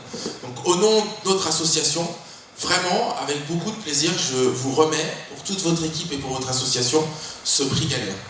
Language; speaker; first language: French; native; French